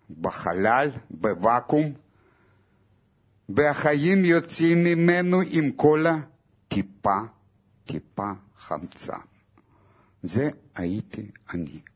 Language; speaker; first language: Hebrew; non-native, fluent; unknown